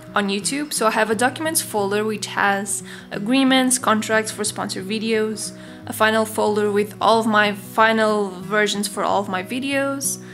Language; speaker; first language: English; non-native, fluent; Portuguese